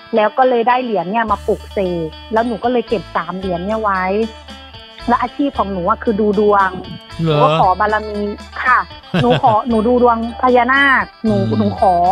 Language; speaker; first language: Thai; native; Thai